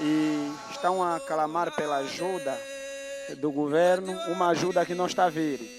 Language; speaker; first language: Portuguese; native; Portuguese